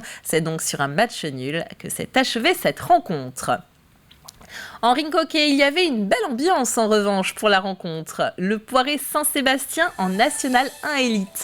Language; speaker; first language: French; native; French